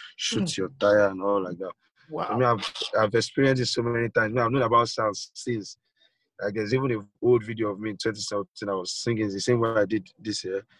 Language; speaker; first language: English; non-native, local second language; Yoruba